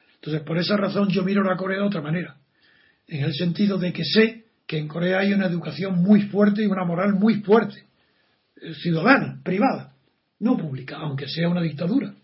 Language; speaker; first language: Spanish; native; Spanish